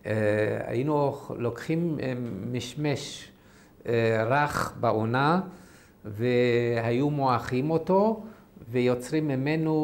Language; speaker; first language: Hebrew; non-native, fluent; Arabic